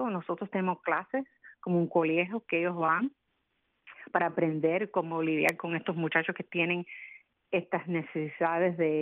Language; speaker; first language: Spanish; early bilingual, other home language; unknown